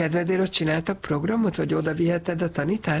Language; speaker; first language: Hungarian; native; Hungarian